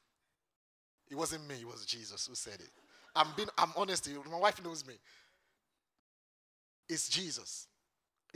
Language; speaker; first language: English; non-native, local second language; Yoruba